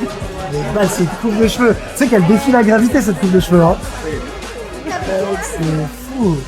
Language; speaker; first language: French; native; French